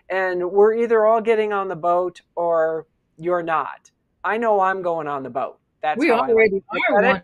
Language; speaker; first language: English; native; English